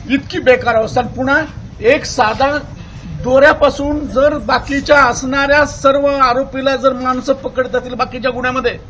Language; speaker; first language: Marathi; native; Marathi